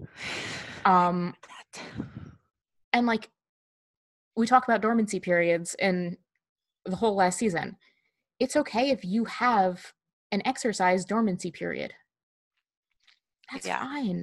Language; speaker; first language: English; native; English